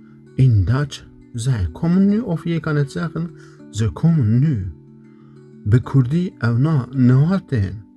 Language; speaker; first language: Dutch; non-native, learner; Kurdish